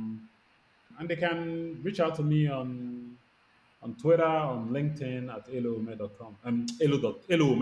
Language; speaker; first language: English; non-native, local second language; Igbo